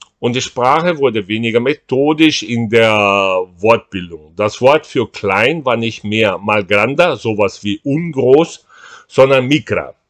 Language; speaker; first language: German; non-native, fluent; Portuguese